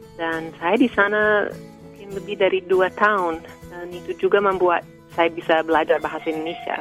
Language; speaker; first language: Indonesian; non-native, fluent; English